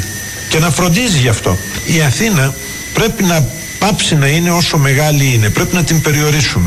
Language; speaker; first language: Greek; native; Greek